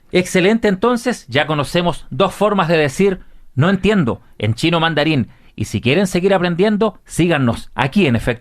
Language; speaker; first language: Spanish; native; Spanish